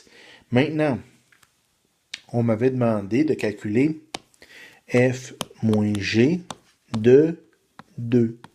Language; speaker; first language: French; native; French